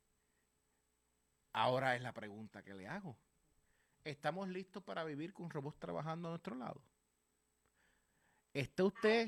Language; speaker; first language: Spanish; native; Spanish